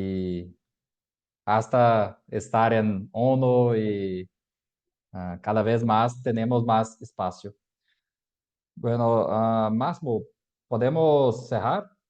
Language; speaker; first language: Spanish; non-native, fluent; Portuguese